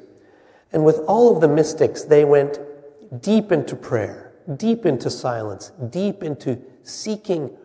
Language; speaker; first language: English; native; English